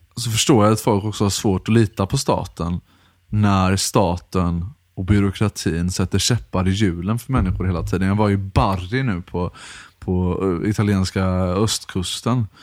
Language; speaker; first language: Swedish; early bilingual, other home language; Italian